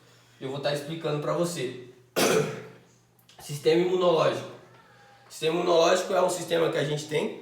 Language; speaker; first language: Portuguese; native; Portuguese